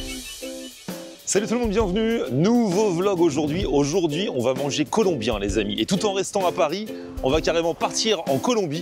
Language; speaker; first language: French; native; French